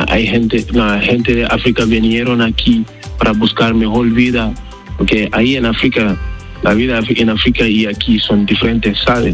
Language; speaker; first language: Spanish; non-native, learner; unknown